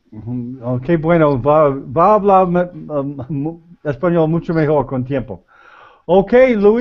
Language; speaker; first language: Spanish; non-native, learner; English